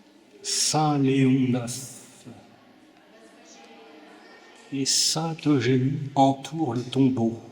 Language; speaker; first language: French; native; French